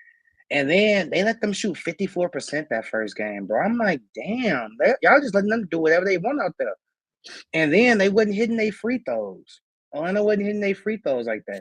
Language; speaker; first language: English; native; English